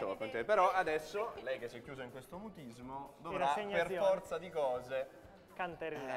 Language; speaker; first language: Italian; native; Italian